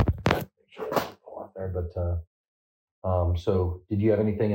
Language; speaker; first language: English; native; English